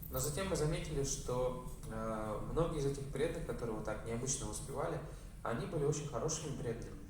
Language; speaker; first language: Russian; native; Russian